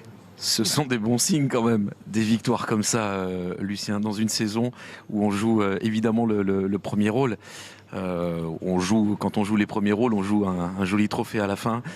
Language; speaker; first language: French; native; French